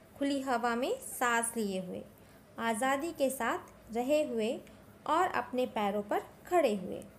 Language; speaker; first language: Hindi; native; Hindi